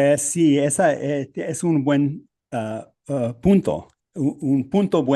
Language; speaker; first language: Spanish; non-native, fluent; English